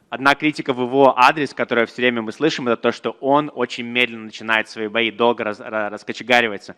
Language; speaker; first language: Russian; native; Russian